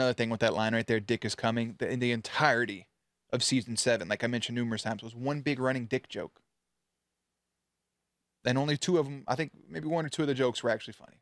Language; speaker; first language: English; native; English